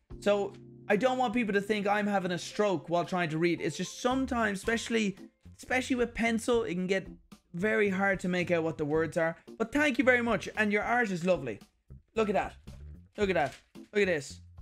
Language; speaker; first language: English; native; English